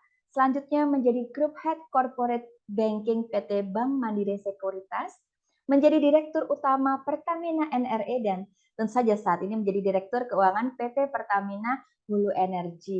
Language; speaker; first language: Indonesian; native; Indonesian